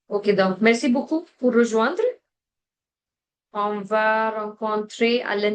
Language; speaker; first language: French; non-native, fluent; Hindi